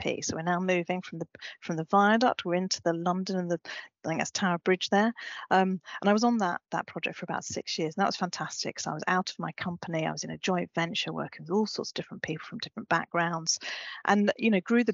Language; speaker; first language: English; native; English